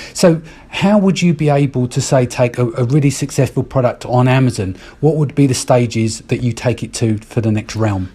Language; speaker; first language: English; native; English